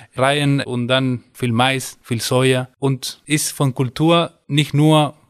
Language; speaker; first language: German; non-native, fluent; Spanish